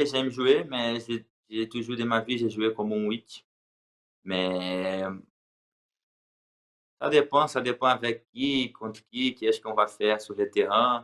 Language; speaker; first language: French; non-native, learner; Portuguese